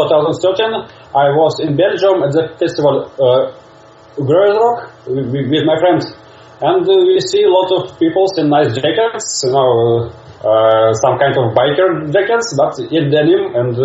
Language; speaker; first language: English; non-native, learner; Russian